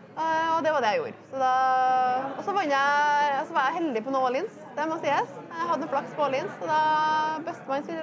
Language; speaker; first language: Norwegian; native; Norwegian